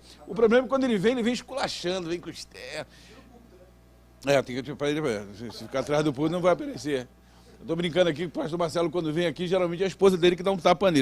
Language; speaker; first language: Portuguese; native; Portuguese